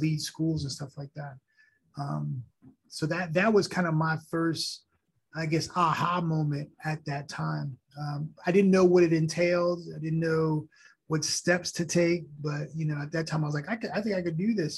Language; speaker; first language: English; early bilingual, other home language; Haitian Creole